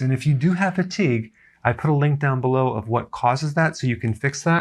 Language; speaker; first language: English; native; English